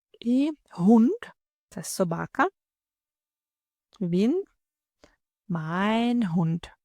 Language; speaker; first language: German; non-native, fluent; Ukrainian